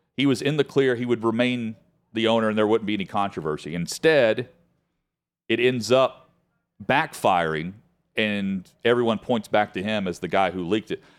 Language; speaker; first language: English; native; English